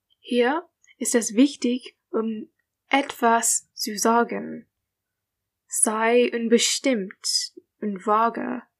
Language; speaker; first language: German; non-native, learner; English